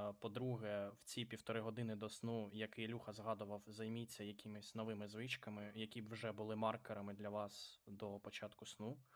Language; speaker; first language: Ukrainian; non-native, local second language; Russian